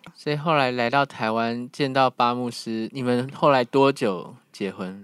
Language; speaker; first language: Chinese; native; Chinese